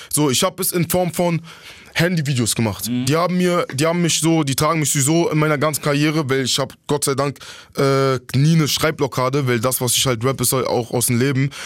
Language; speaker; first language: German; native; German